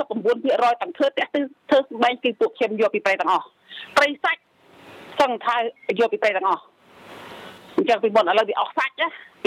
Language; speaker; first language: Khmer; non-native, local second language; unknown